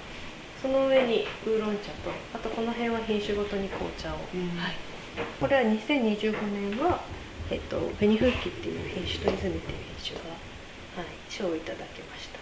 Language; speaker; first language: Japanese; native; Japanese